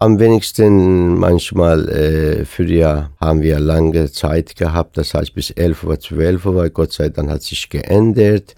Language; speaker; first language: German; non-native, fluent; Persian